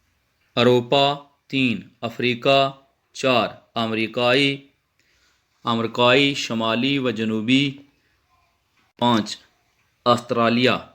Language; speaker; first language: Persian; non-native, fluent; Urdu